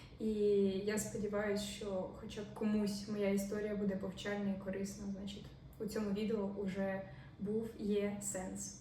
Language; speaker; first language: Ukrainian; non-native, local second language; Russian